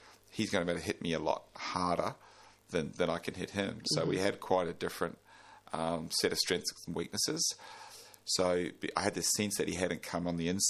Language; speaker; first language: English; native; English